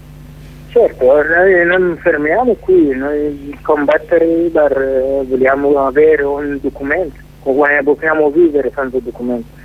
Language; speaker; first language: Italian; non-native, learner; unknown